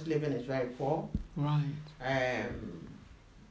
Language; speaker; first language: English; non-native, local second language; Akan